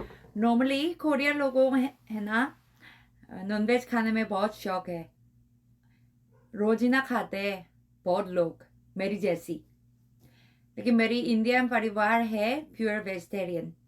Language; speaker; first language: Hindi; non-native, learner; Korean